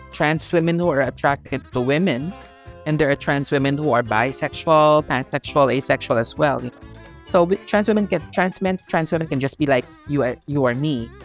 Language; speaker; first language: English; non-native, local second language; Filipino